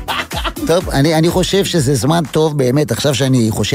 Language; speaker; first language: Hebrew; native; Hebrew